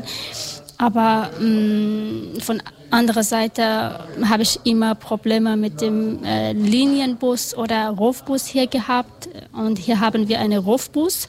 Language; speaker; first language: German; non-native, learner; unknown